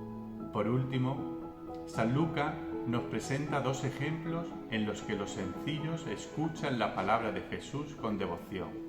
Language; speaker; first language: Spanish; native; Spanish